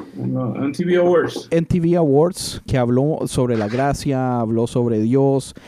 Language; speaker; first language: Spanish; native; Spanish